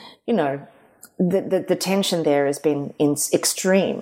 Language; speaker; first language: English; native; English